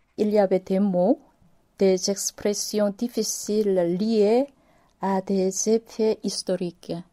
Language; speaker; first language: French; non-native, fluent; Korean